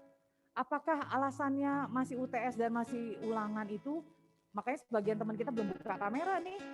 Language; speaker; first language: Indonesian; native; Indonesian